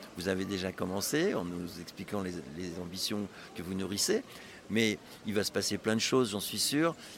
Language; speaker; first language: French; native; French